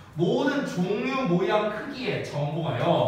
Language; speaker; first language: Korean; native; Korean